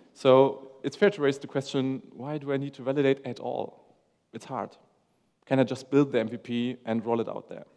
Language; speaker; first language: English; non-native, fluent; German